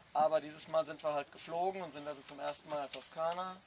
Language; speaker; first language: German; native; German